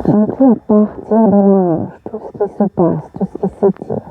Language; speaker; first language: French; native; French